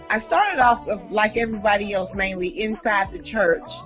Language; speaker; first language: English; native; English